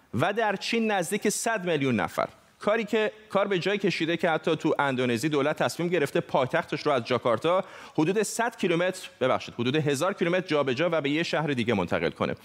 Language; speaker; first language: Persian; native; Persian